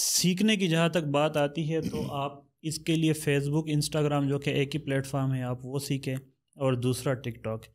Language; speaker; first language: Urdu; non-native, local second language; Pashto